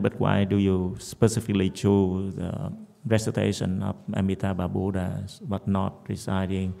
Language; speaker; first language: English; non-native, fluent; Vietnamese